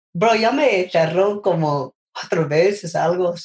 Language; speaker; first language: Spanish; non-native, learner; English